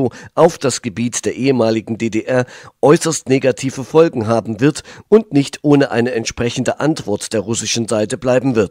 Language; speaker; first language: German; native; German